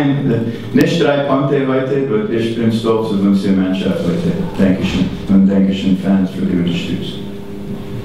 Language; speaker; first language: German; non-native, learner; English